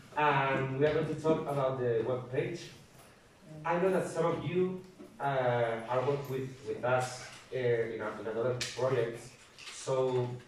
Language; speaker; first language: English; non-native, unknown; Spanish